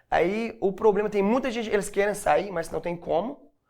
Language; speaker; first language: Portuguese; non-native, learner; Arabic